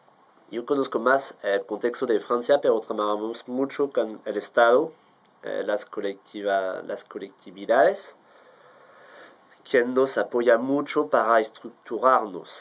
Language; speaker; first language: Spanish; non-native, fluent; French